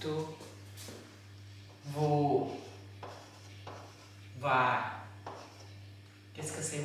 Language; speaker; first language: French; non-native, learner; Thai